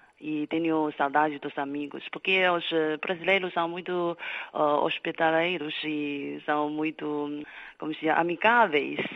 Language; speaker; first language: Portuguese; non-native, fluent; Chinese